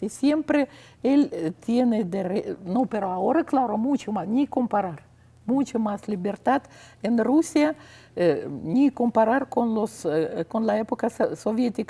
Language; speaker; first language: Spanish; non-native, fluent; Russian